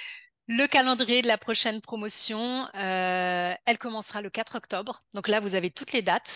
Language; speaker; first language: French; native; French